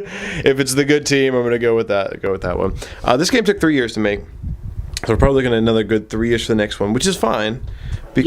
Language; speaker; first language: English; native; English